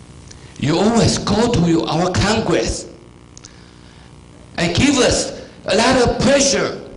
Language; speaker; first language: English; non-native, fluent; Chinese